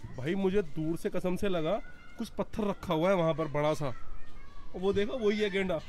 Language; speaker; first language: Hindi; native; Hindi